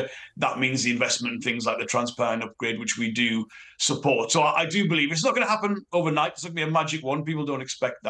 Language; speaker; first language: English; native; English